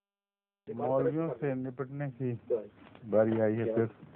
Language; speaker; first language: Urdu; native; Urdu